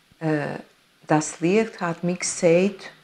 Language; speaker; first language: German; non-native, fluent; Italian